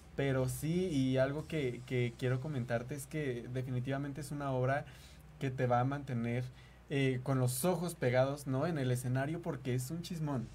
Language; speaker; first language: Spanish; native; Spanish